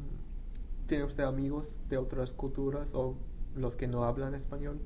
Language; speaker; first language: Spanish; non-native, fluent; English